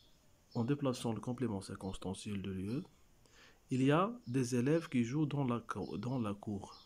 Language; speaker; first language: French; non-native, local second language; Arabic